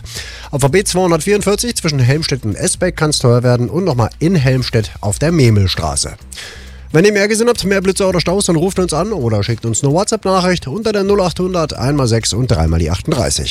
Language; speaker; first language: German; native; German